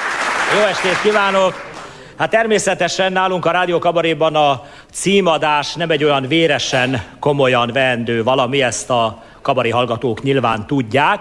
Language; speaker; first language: Hungarian; native; Hungarian